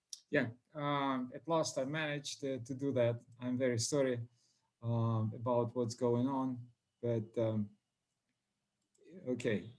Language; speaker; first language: English; non-native, fluent; Russian